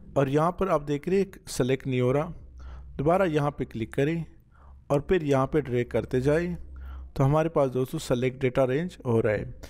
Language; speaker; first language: Urdu; non-native, local second language; Punjabi